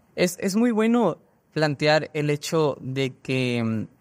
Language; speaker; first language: Spanish; native; Spanish